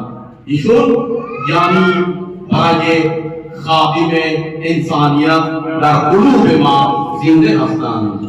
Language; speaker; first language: Persian; non-native, fluent; Urdu